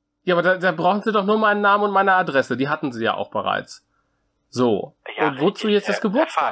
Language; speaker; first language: German; native; German